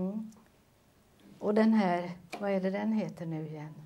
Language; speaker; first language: Swedish; non-native, learner; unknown